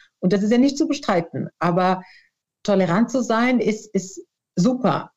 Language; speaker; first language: German; non-native, fluent; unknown